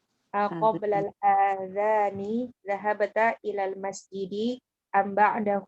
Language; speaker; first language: Arabic; non-native, learner; Indonesian